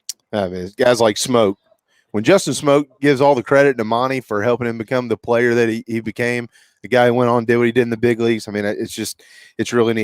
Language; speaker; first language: English; native; English